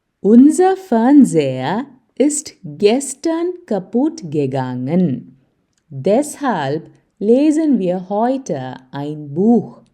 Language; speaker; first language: German; non-native, fluent; Malayalam